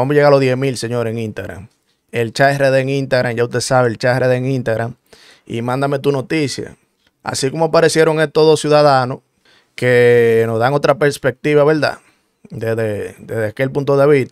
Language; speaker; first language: Spanish; native; Spanish